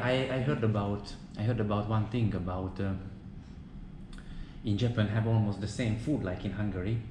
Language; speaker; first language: English; non-native, learner; Hungarian